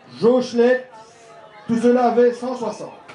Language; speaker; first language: French; native; French